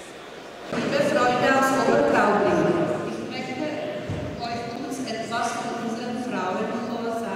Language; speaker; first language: German; non-native, learner; Czech